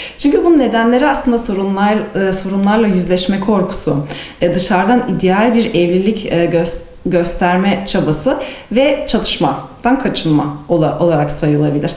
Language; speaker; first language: Turkish; native; Turkish